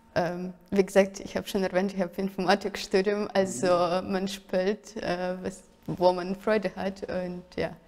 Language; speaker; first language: German; non-native, fluent; Russian